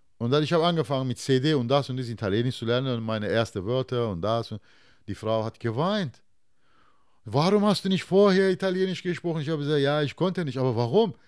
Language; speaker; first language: German; non-native, fluent; Turkish